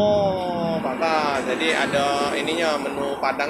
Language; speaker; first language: Indonesian; native; Indonesian